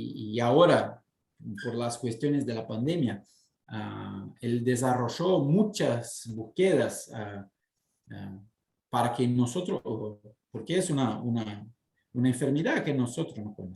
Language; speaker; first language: Spanish; non-native, fluent; Portuguese